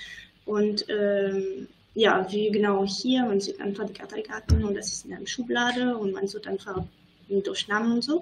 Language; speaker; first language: German; non-native, fluent; French